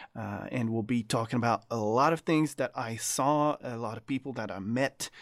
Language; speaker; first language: English; non-native, fluent; French